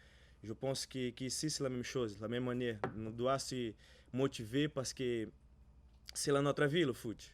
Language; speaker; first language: French; non-native, learner; Portuguese